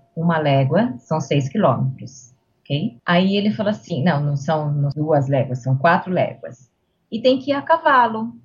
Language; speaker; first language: Portuguese; native; Portuguese